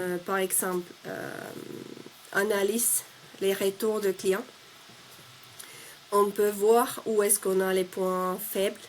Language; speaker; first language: French; non-native, fluent; Finnish